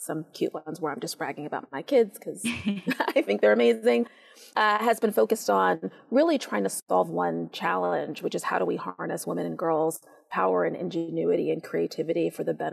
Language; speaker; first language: English; native; English